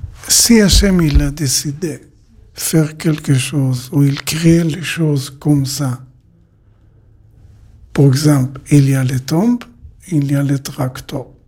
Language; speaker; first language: French; non-native, learner; Hebrew